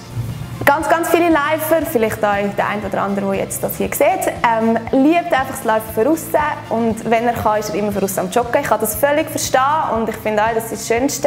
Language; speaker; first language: German; native; German